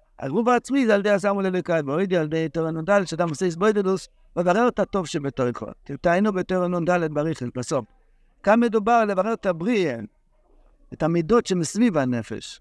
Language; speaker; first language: Hebrew; non-native, fluent; English